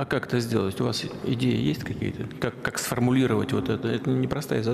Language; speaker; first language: Russian; native; Russian